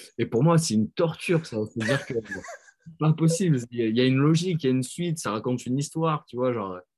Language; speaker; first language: French; native; French